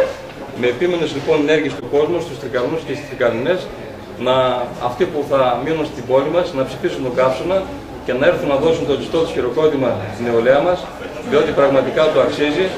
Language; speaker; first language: Greek; native; Greek